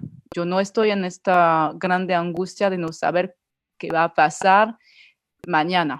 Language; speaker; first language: Spanish; non-native, fluent; French